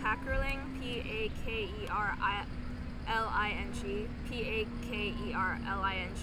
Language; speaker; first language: English; native; English